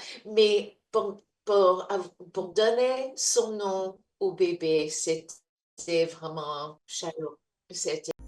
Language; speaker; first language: French; non-native, fluent; English